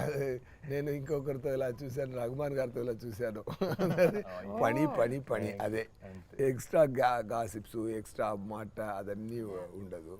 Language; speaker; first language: Telugu; non-native, fluent; Tamil